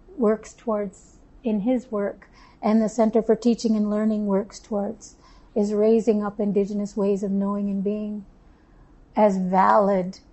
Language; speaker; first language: English; native; English